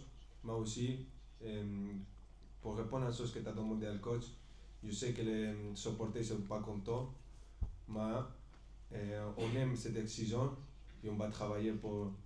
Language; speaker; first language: French; non-native, fluent; Spanish